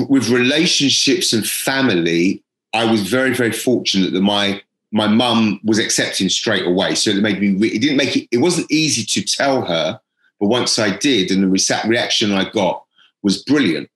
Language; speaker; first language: English; native; English